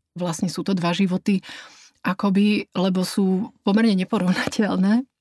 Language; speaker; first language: Slovak; native; Slovak